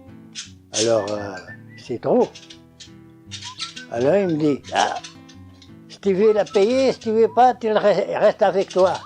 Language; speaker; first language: French; non-native, learner; Portuguese